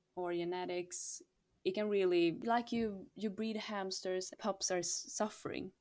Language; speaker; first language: English; non-native, fluent; Swedish